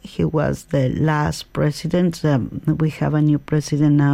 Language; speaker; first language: English; non-native, learner; Spanish